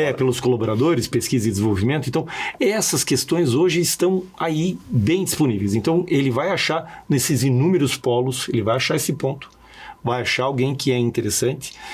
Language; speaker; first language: Portuguese; early bilingual, other home language; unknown